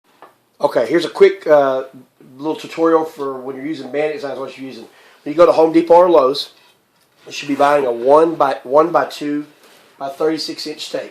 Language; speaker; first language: English; native; English